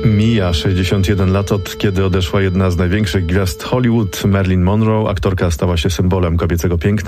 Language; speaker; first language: Polish; native; Polish